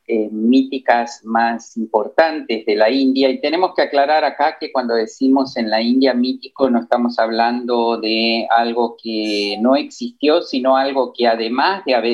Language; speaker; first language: Spanish; native; Spanish